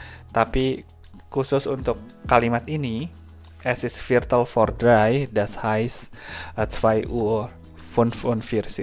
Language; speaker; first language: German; non-native, fluent; Indonesian